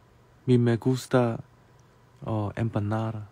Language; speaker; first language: Spanish; non-native, learner; Korean